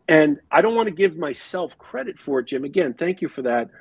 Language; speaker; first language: English; native; English